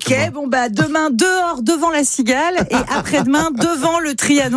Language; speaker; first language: French; native; French